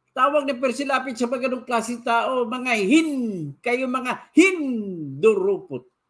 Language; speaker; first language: Filipino; non-native, local second language; Cebuano